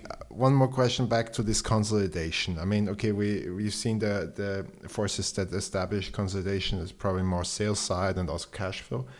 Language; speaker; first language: English; non-native, fluent; German